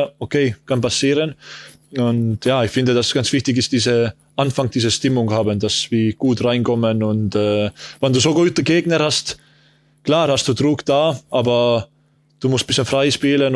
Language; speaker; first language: German; non-native, learner; Estonian